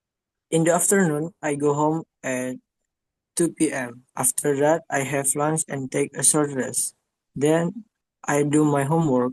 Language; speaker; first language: English; non-native, learner; Indonesian